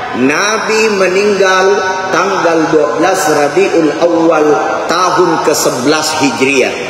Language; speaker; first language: Malay; non-native, local second language; Buginese